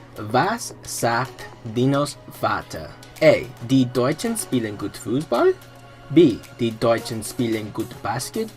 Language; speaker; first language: German; non-native, learner; English